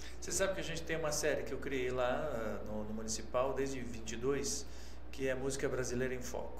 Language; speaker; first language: Portuguese; native; Portuguese